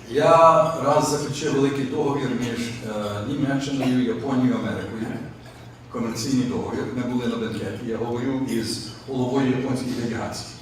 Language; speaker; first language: Ukrainian; early bilingual, heritage; Ukrainian